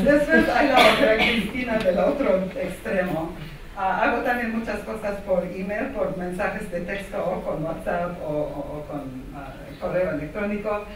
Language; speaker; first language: Spanish; non-native, fluent; Armenian